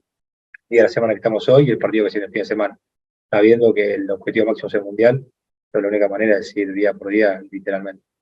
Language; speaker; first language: Spanish; native; Spanish